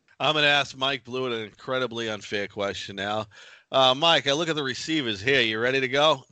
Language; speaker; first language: English; native; English